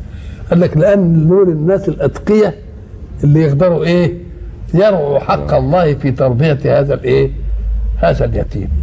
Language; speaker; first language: Arabic; native; Arabic